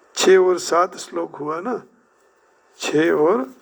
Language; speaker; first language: Hindi; non-native, local second language; Gujarati